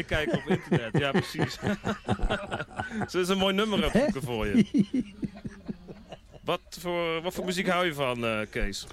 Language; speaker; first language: Dutch; native; Dutch